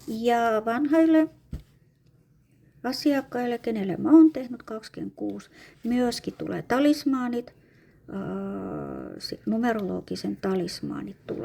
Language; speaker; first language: Finnish; non-native, fluent; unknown